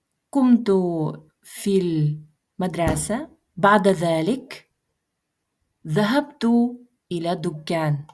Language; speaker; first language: Arabic; non-native, fluent; Russian